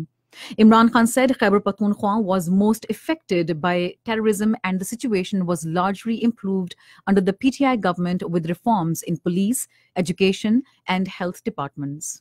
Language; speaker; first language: English; non-native, local second language; Urdu